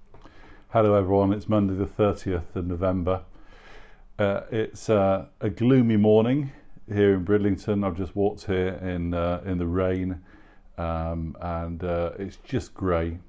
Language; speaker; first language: English; native; English